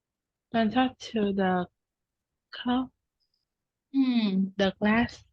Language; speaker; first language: English; non-native, learner; Vietnamese